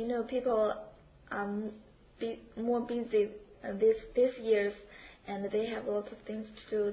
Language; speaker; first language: English; non-native, learner; Chinese